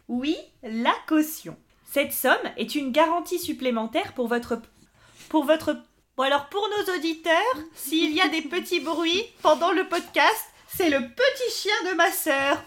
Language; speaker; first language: French; native; French